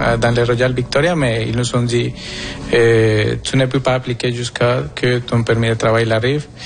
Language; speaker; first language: French; non-native, fluent; Spanish